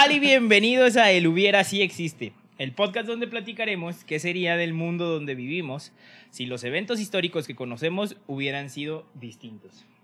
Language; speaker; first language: Spanish; native; Spanish